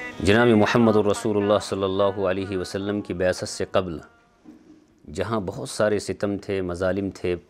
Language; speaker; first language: Urdu; native; Urdu